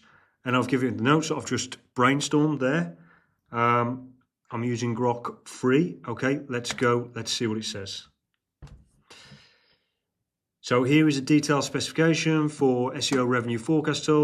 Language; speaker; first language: English; native; English